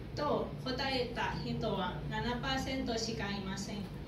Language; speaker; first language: Japanese; non-native, learner; Thai